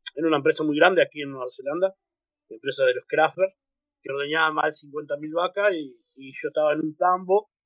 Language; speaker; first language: Spanish; native; Spanish